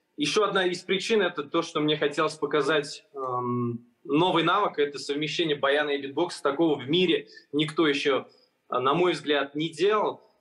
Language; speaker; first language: Russian; native; Russian